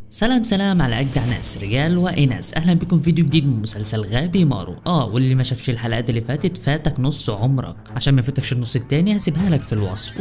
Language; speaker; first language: Arabic; native; Arabic